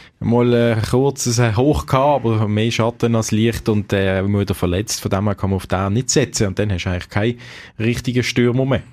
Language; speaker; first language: German; native; German